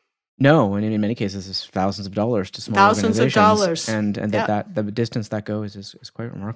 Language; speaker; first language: English; native; English